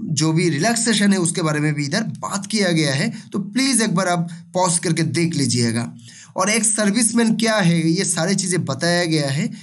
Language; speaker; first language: Hindi; non-native, local second language; Bangla